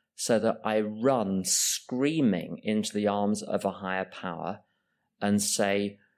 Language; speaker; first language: English; native; English